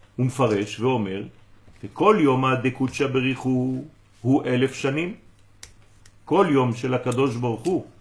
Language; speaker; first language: Hebrew; non-native, fluent; French